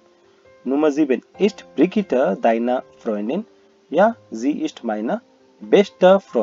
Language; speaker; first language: German; non-native, learner; Hindi